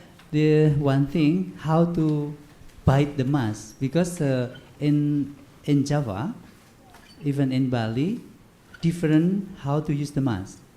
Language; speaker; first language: English; non-native, learner; Indonesian